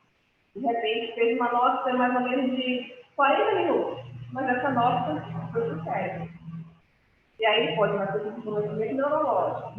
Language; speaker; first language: Portuguese; native; Portuguese